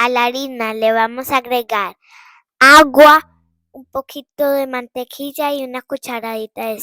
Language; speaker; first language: Spanish; early bilingual, heritage; Spanish